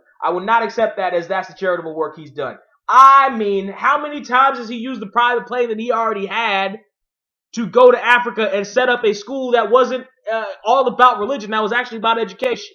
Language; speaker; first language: English; native; English